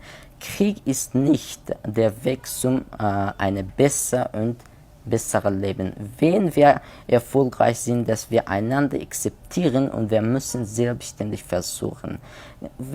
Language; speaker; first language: German; non-native, learner; Hazaragi